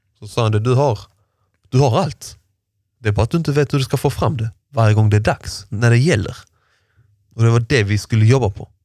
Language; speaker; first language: Swedish; early bilingual, other home language; Persian